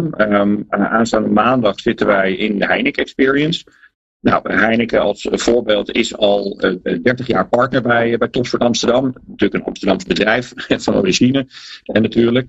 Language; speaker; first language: Dutch; native; Dutch